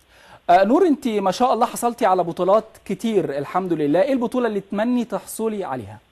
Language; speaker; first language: Arabic; native; Arabic